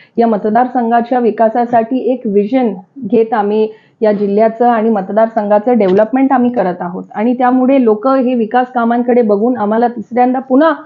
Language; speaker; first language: Marathi; native; Marathi